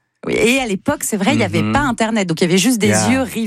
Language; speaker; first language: French; native; French